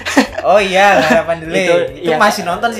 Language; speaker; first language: Indonesian; native; Indonesian